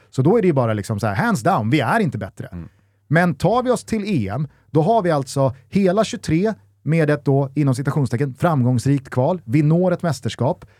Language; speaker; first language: Swedish; native; Swedish